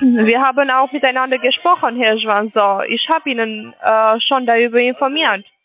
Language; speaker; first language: German; non-native, learner; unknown